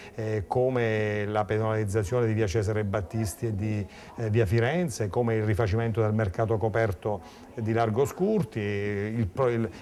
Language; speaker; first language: Italian; native; Italian